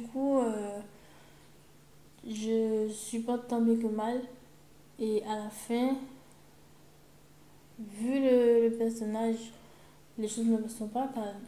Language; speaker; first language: French; native; French